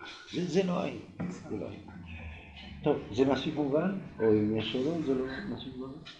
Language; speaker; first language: Hebrew; non-native, fluent; French